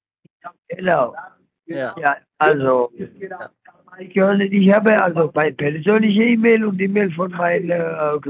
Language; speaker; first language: German; non-native, learner; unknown